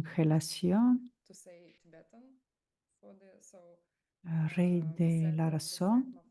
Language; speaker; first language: Spanish; non-native, fluent; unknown